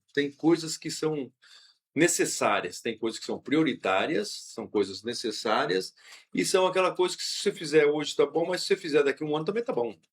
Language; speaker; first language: Portuguese; native; Portuguese